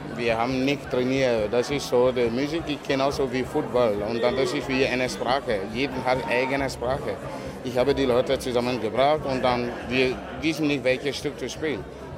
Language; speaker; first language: German; non-native, learner; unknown